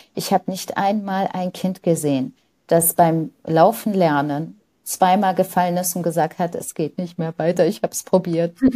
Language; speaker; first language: German; early bilingual, other home language; Arabic